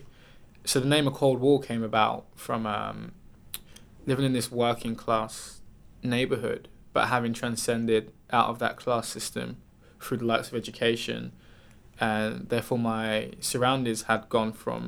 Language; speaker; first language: English; native; English